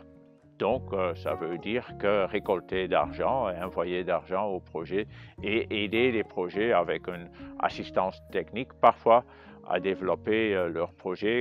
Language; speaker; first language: French; non-native, fluent; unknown